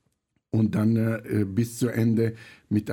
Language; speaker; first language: German; non-native, fluent; Italian